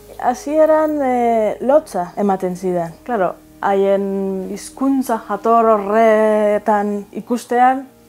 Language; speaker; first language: Basque; non-native, fluent; Spanish